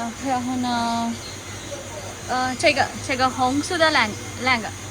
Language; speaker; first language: Chinese; non-native, learner; Kannada